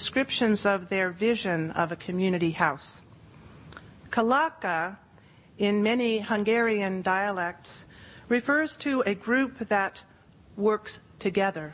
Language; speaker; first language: English; native; English